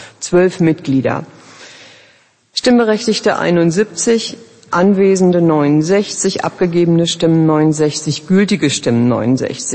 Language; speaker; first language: German; native; German